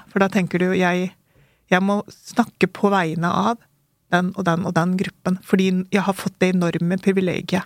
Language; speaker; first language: Norwegian; early bilingual, other home language; Urdu